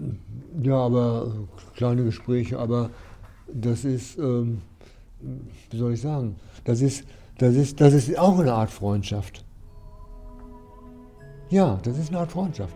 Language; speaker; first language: Dutch; non-native, learner; German